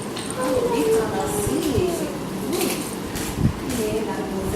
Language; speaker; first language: French; non-native, fluent; English